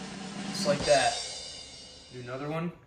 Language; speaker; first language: English; native; English